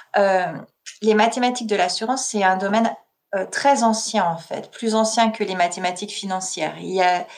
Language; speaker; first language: French; native; French